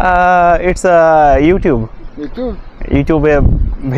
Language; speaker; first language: English; non-native, learner; Bangla